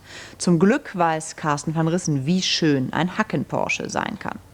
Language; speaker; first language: German; native; German